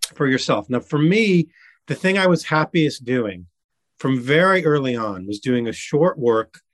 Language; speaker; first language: English; native; English